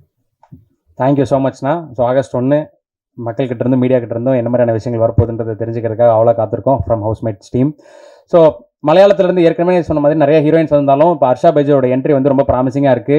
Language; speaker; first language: Tamil; native; Tamil